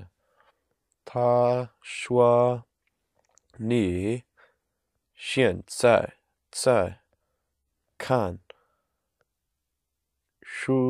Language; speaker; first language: Chinese; non-native, learner; English